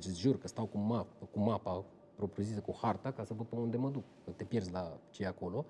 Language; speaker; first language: Romanian; native; Romanian